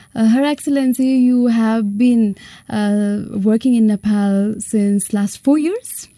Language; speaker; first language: English; non-native, local second language; Nepali